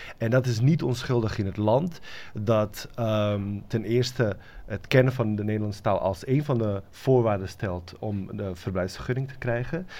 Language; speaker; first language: Dutch; non-native, fluent; Bosnian